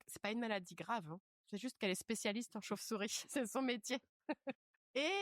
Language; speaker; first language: French; native; French